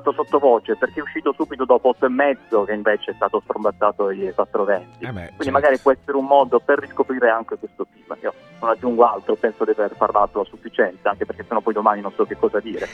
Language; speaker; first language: Italian; native; Italian